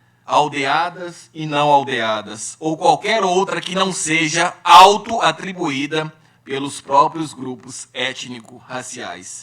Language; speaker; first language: Portuguese; native; Portuguese